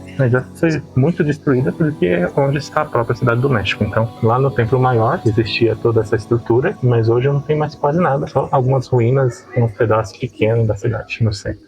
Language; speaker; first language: Portuguese; native; Portuguese